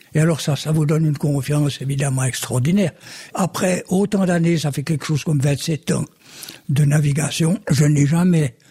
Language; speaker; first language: French; native; French